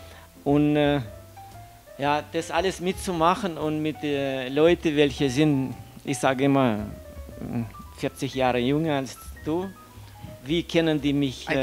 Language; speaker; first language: German; non-native, fluent; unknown